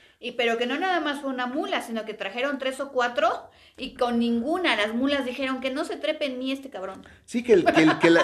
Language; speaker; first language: Spanish; native; Spanish